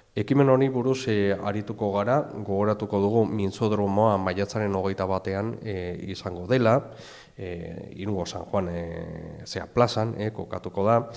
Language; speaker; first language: Basque; native; Basque